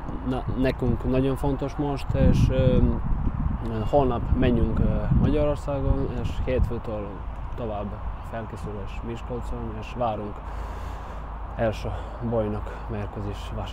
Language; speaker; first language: Hungarian; non-native, learner; Serbian